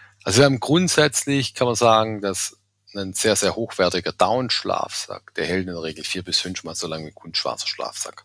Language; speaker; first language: German; native; German